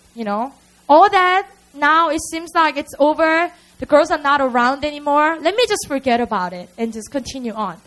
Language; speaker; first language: English; non-native, fluent; Korean